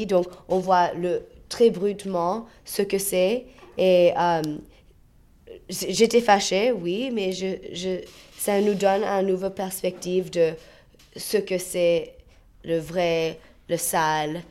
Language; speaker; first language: French; non-native, fluent; English